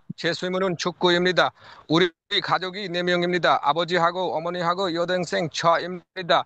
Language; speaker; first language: Korean; non-native, learner; Bangla